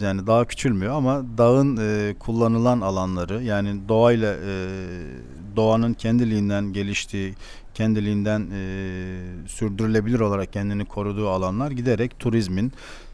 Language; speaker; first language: Turkish; native; Turkish